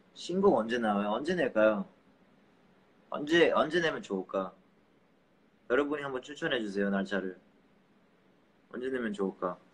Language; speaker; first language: Korean; early bilingual, heritage; Korean